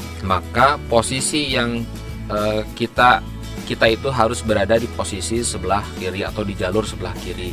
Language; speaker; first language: Indonesian; native; Indonesian